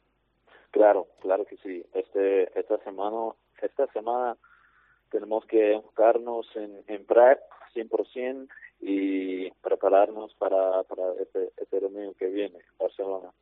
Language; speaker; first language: Spanish; non-native, fluent; English